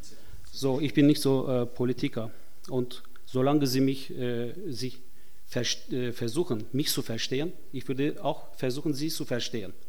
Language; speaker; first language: German; non-native, fluent; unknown